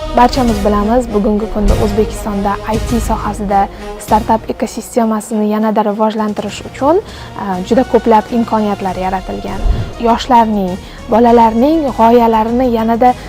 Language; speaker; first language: Uzbek; non-native, local second language; Kara-Kalpak